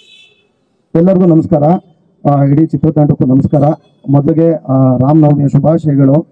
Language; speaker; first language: Kannada; native; Kannada